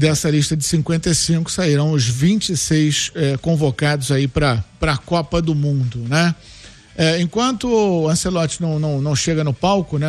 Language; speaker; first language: Portuguese; native; Portuguese